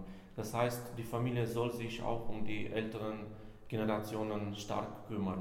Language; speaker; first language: German; non-native, fluent; Romanian